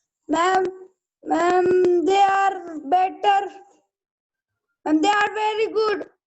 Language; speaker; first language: English; non-native, learner; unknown